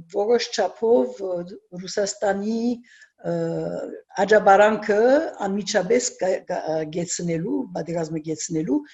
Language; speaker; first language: Armenian; early bilingual, heritage; Armenian